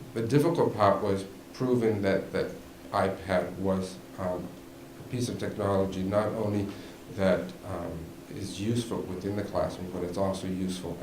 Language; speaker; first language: English; native; English